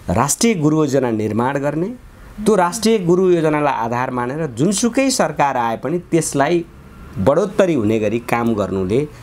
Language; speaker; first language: Nepali; native; Nepali